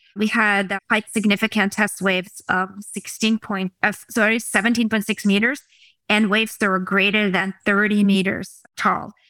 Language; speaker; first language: English; non-native, fluent; Norwegian